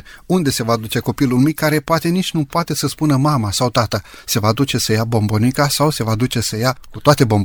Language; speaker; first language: Romanian; native; Romanian